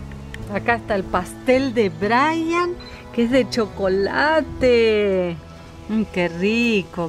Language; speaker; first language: Spanish; native; Spanish